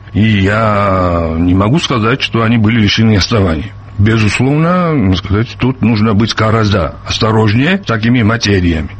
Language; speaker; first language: Russian; non-native, local second language; Georgian